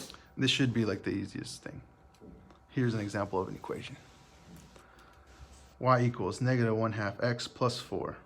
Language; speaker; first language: English; native; English